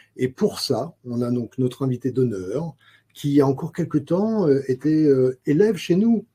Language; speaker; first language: French; native; French